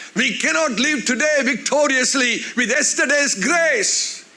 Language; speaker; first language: English; non-native, local second language; Tamil